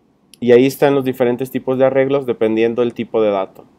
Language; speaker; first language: Spanish; native; Spanish